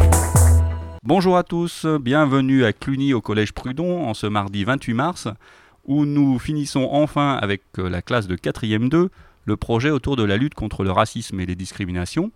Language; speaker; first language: French; native; French